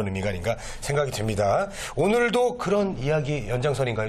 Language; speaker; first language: Korean; native; Korean